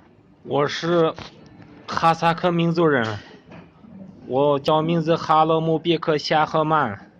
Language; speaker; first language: Chinese; non-native, local second language; Kazakh